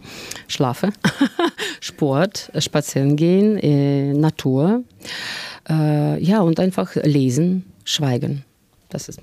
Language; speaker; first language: German; non-native, fluent; Russian